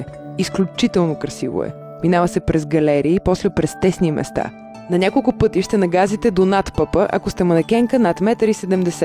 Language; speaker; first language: Bulgarian; native; Bulgarian